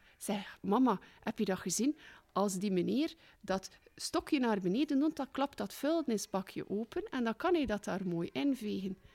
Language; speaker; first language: Dutch; native; Dutch